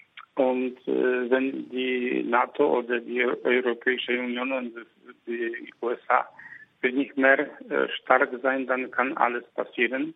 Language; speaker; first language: German; non-native, fluent; Polish